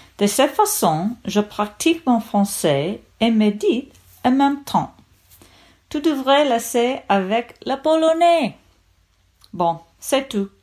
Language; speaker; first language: French; non-native, learner; English